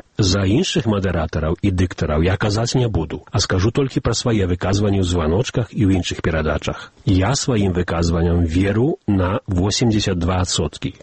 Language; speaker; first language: Belarusian; early bilingual, heritage; Belarusian